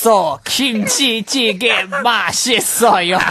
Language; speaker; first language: Korean; non-native, learner; Chinese